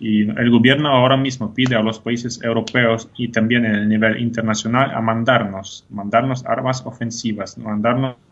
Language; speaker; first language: Spanish; non-native, fluent; Ukrainian